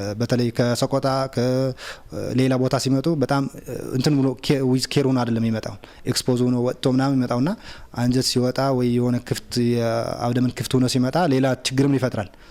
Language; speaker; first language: Amharic; non-native, local second language; Tigrinya